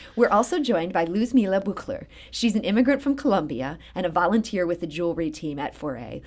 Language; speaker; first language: English; native; English